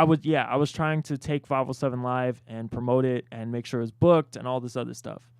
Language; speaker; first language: English; native; English